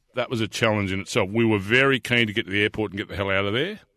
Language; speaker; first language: English; native; English